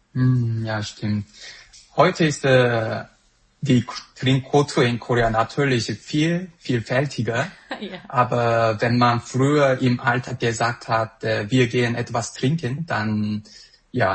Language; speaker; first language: German; non-native, fluent; Korean